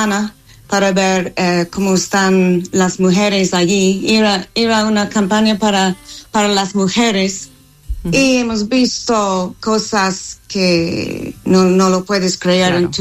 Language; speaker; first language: Spanish; non-native, fluent; English